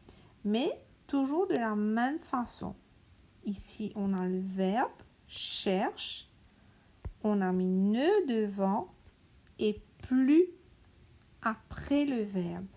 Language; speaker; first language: French; non-native, local second language; Morisyen